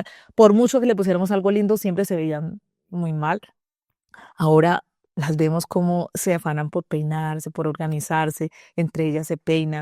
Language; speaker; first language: Spanish; native; Spanish